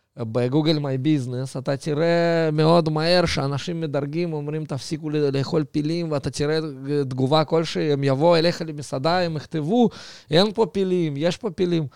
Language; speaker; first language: Hebrew; early bilingual, other home language; Russian